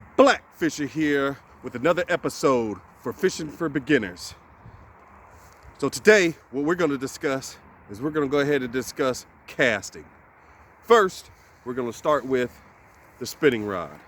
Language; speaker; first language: English; native; English